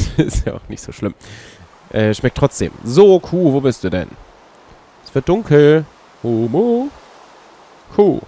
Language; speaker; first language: German; native; German